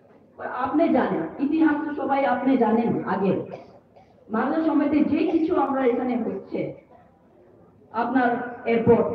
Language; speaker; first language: Bangla; non-native, local second language; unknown